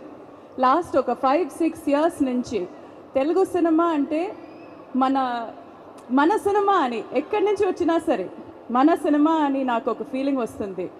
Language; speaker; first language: Telugu; non-native, fluent; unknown